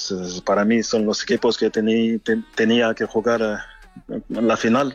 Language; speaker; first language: Spanish; non-native, learner; French